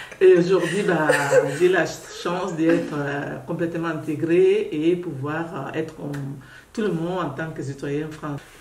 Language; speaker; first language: French; non-native, fluent; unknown